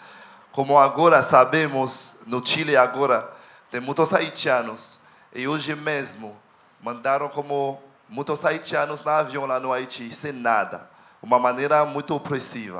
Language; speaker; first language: Portuguese; non-native, learner; Haitian Creole